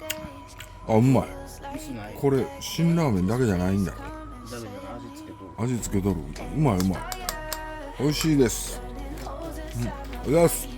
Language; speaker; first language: Japanese; native; Japanese